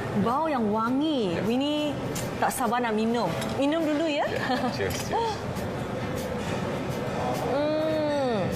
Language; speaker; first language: Malay; native; Malay